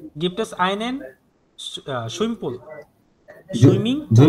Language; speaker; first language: German; non-native, learner; Bangla